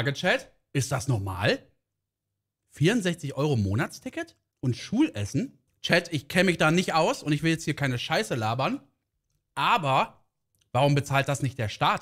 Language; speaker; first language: German; native; German